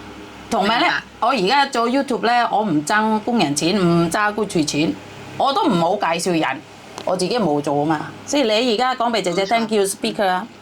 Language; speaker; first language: Cantonese; non-native, fluent; Indonesian